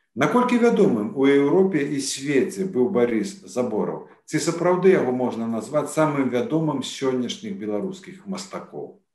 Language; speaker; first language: Belarusian; native; Belarusian